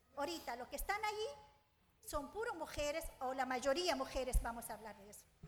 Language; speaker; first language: Spanish; non-native, fluent; Arabic